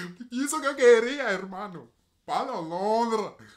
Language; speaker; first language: Spanish; non-native, learner; English